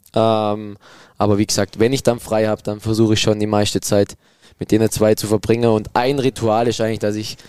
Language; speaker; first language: German; native; German